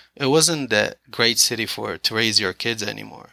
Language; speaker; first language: English; non-native, fluent; Arabic